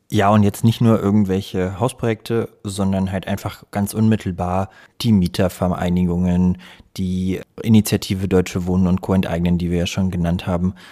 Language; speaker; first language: German; early bilingual, other home language; Russian